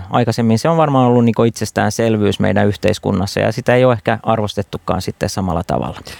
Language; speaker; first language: Finnish; non-native, local second language; Swedish